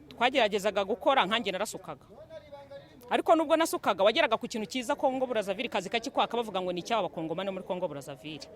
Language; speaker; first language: Kinyarwanda; native; Kinyarwanda